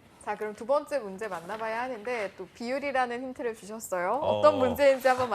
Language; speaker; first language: Korean; native; Korean